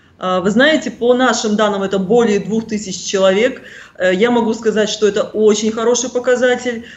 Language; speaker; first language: Russian; native; Russian